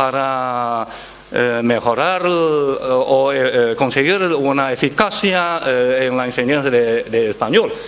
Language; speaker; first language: Spanish; non-native, fluent; Chinese